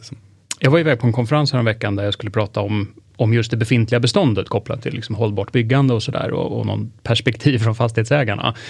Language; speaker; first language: Swedish; native; Swedish